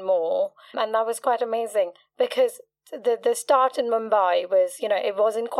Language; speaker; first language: English; non-native, local second language; Kachhi